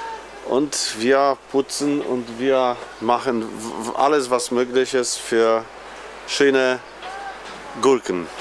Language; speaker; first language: German; non-native, learner; Polish